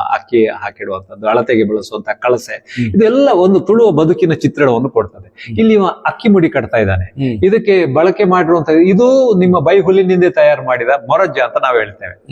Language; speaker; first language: Kannada; non-native, local second language; Tulu